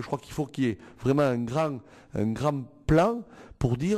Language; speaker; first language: French; native; French